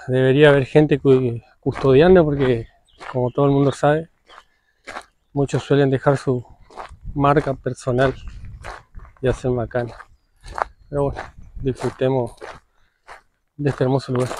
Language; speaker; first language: Spanish; native; Spanish